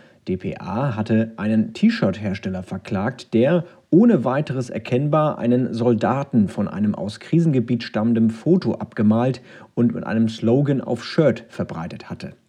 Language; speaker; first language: German; native; German